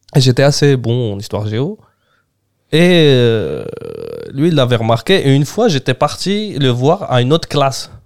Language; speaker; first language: French; non-native, local second language; Arabic